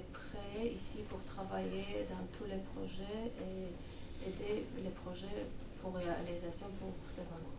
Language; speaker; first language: French; non-native, fluent; Armenian